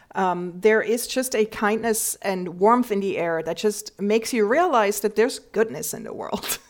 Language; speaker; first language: English; non-native, fluent; German